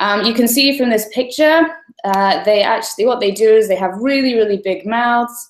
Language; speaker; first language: English; native; English